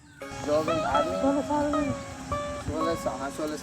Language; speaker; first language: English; non-native, learner; Hindi